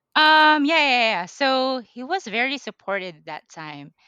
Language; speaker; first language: English; non-native, local second language; Pampanga